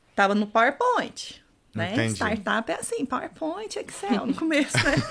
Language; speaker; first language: Portuguese; native; Portuguese